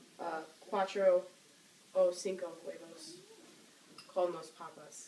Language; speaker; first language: Spanish; non-native, learner; English